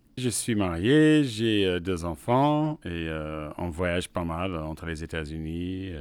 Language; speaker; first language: French; non-native, fluent; English